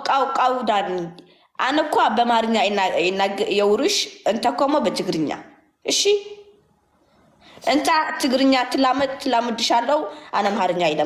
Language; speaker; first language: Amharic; non-native, learner; Tigrinya